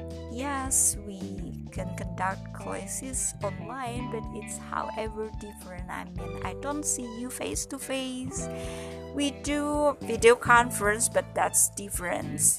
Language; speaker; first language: English; non-native, fluent; Indonesian